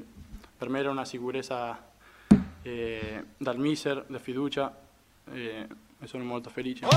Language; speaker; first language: Italian; non-native, fluent; Spanish